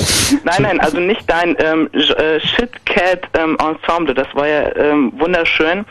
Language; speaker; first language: German; native; German